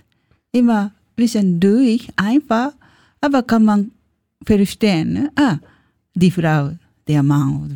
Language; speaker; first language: German; non-native, learner; Japanese